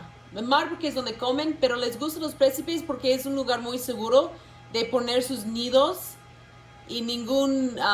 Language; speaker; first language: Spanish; non-native, local second language; English